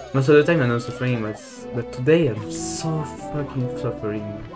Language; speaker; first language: English; non-native, fluent; French